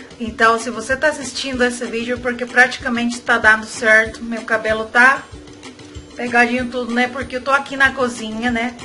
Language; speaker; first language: Portuguese; non-native, fluent; Spanish